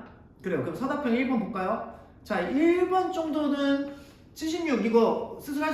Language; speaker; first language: Korean; native; Korean